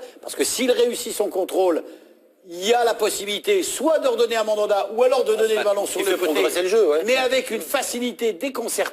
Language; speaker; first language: French; native; French